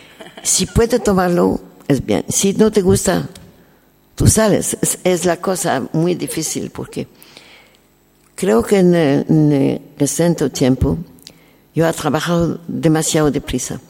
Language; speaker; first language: Spanish; non-native, learner; French